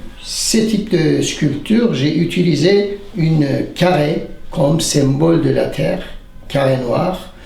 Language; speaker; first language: French; non-native, learner; Turkish